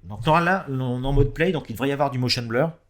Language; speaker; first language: French; native; French